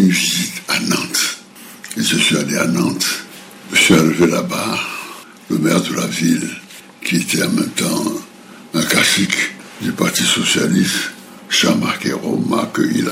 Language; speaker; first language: French; non-native, local second language; Fon